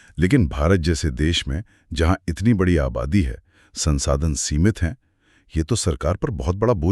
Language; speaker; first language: Hindi; native; Hindi